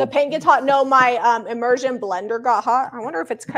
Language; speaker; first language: English; native; English